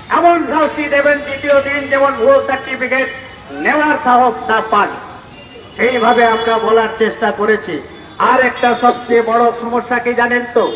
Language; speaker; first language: Bangla; non-native, local second language; Santali